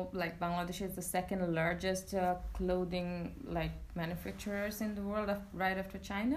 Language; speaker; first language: English; non-native, local second language; Bangla